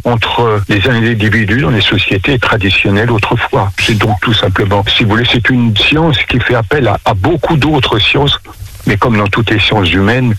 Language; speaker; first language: French; native; French